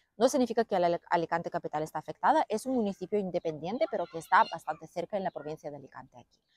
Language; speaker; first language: Spanish; non-native, fluent; Lithuanian